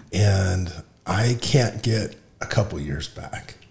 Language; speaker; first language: English; native; English